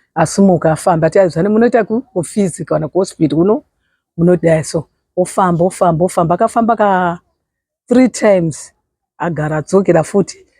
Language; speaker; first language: Shona; non-native, local second language; Nyanja